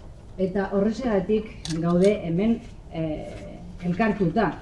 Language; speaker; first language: Basque; non-native, local second language; French